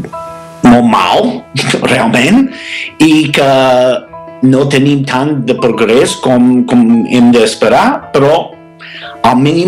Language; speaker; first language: Catalan; non-native, fluent; English